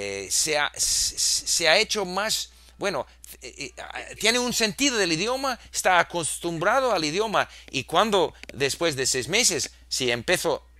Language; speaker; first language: Spanish; non-native, fluent; English